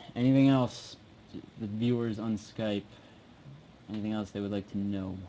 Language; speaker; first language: English; native; English